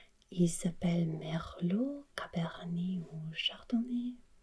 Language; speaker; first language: French; non-native, fluent; German